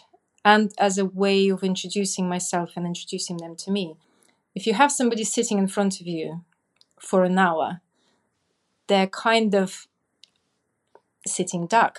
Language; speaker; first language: English; non-native, fluent; Russian